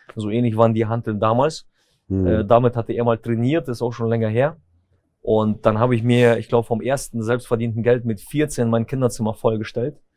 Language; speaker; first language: German; early bilingual, other home language; Russian